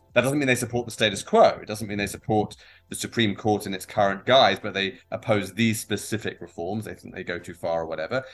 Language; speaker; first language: English; native; English